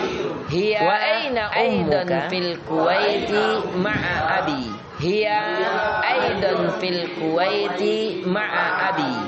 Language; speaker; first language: Arabic; non-native, fluent; Indonesian